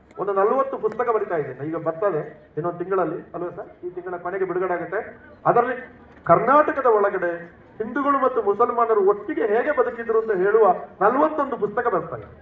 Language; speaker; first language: Kannada; non-native, local second language; Tulu